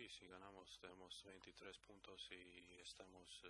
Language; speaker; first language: Spanish; non-native, learner; Croatian